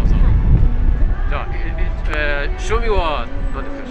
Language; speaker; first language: Japanese; non-native, learner; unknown